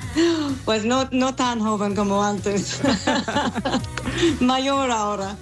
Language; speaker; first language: Spanish; non-native, fluent; English